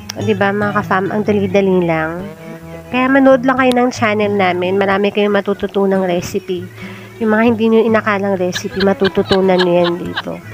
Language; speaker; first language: Filipino; non-native, local second language; Aklanon